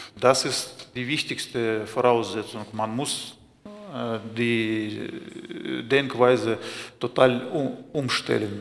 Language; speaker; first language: German; non-native, fluent; Russian